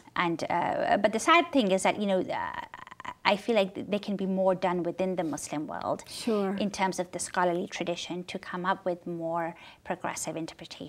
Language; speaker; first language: English; non-native, local second language; Urdu